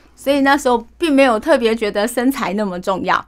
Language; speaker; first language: Chinese; native; Chinese